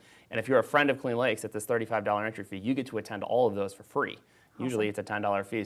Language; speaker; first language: English; native; English